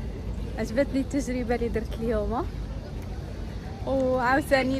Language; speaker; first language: Arabic; native; Arabic